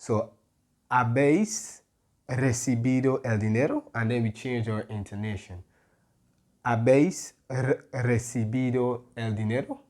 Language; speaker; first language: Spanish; non-native, fluent; English